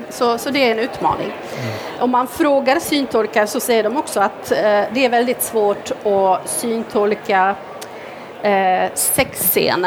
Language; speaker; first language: Swedish; non-native, fluent; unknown